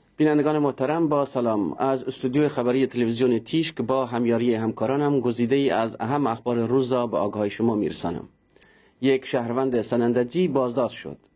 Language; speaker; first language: Persian; non-native, local second language; Central Kurdish